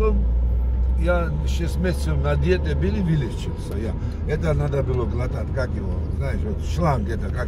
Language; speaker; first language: Russian; non-native, local second language; Georgian